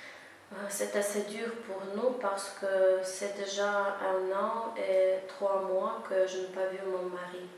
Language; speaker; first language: French; non-native, fluent; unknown